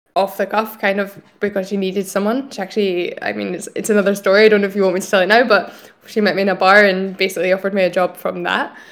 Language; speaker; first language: English; native; English